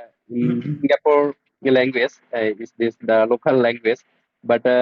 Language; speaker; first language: English; non-native, learner; Bangla